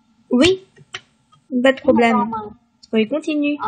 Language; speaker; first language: French; non-native, fluent; Chinese